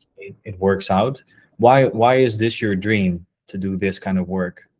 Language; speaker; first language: English; non-native, fluent; Dutch